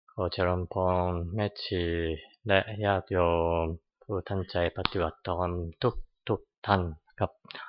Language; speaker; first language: Thai; non-native, fluent; Japanese